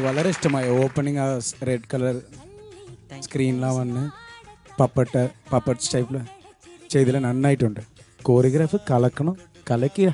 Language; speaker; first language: Malayalam; non-native, learner; Tamil